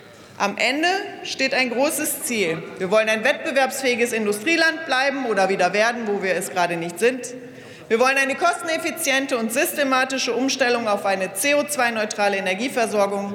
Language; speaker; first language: German; native; German